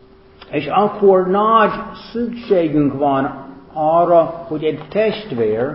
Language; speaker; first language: Hungarian; non-native, fluent; English